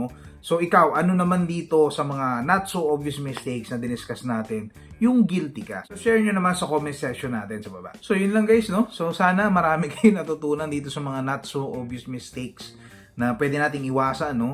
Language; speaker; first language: Filipino; native; Filipino